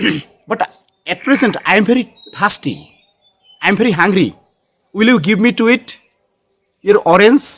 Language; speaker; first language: English; non-native, learner; Bangla